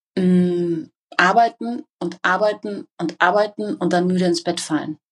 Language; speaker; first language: German; native; German